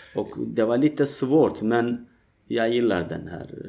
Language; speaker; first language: Swedish; non-native, learner; Turkish